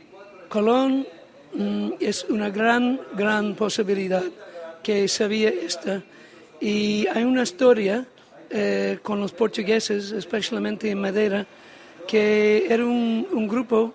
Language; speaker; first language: Spanish; non-native, learner; English